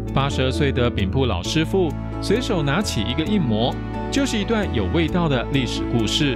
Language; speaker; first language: Chinese; native; Chinese